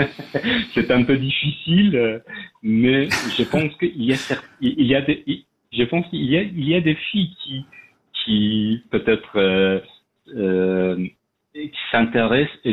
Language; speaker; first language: French; non-native, learner; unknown